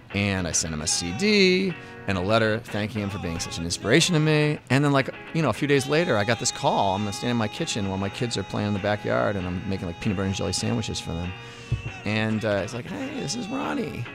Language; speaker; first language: English; native; English